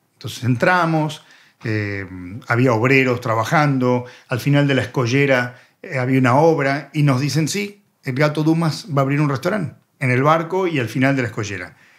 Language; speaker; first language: Spanish; native; Spanish